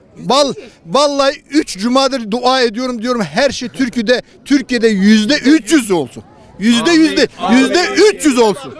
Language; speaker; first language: Turkish; non-native, local second language; Kurdish